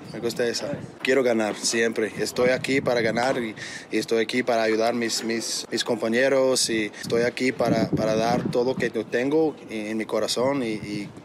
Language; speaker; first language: Spanish; non-native, learner; English